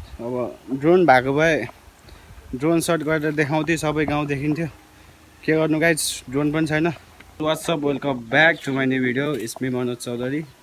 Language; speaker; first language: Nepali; non-native, local second language; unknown